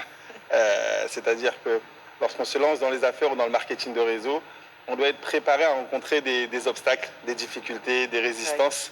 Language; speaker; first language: French; native; French